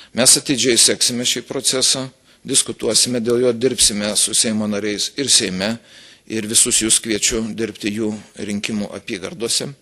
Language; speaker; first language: Lithuanian; native; Lithuanian